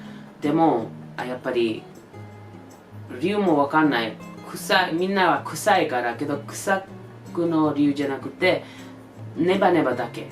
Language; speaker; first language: Japanese; non-native, learner; English